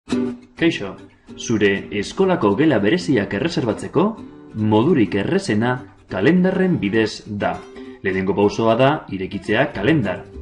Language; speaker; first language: Basque; non-native, local second language; Spanish